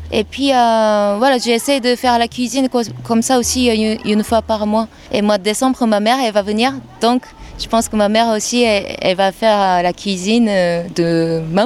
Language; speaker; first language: French; non-native, fluent; Japanese